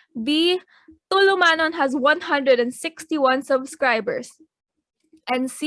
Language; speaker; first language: English; non-native, local second language; Filipino